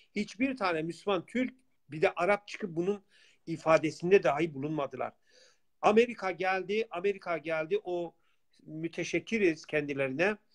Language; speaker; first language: Turkish; non-native, local second language; Kurdish